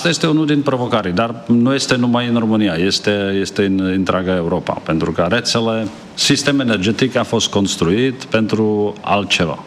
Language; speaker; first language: Romanian; non-native, fluent; Czech